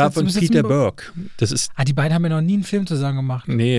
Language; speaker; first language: German; native; German